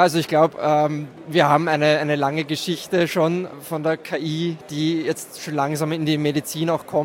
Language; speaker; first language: German; native; German